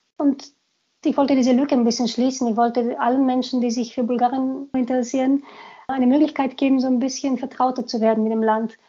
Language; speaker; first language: German; non-native, fluent; Bulgarian